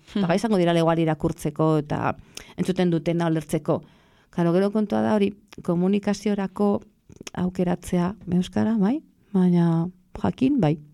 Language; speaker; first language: Basque; non-native, local second language; Spanish